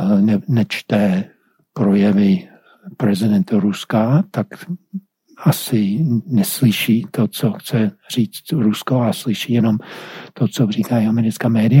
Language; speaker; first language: Czech; non-native, fluent; English